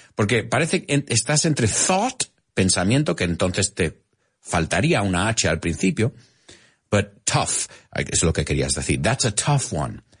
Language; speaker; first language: Spanish; early bilingual, heritage; Spanish